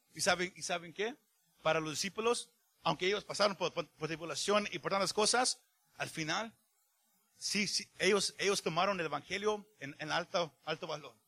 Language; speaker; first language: Spanish; early bilingual, heritage; Spanish